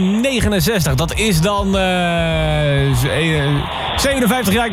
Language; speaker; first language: Dutch; native; Dutch